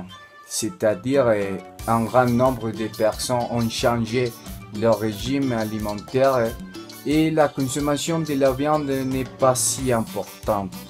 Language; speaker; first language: French; non-native, learner; Spanish